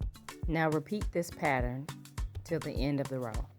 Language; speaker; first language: English; native; English